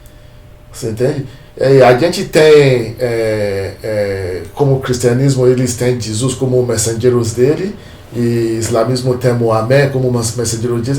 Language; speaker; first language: Portuguese; non-native, fluent; Yoruba